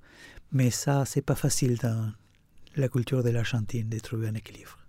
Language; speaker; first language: French; non-native, fluent; Spanish